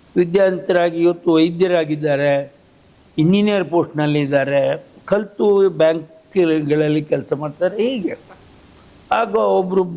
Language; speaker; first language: Kannada; native; Kannada